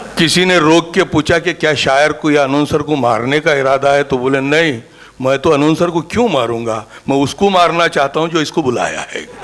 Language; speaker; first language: Urdu; native; Urdu